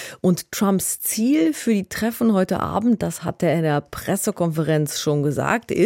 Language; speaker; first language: German; native; German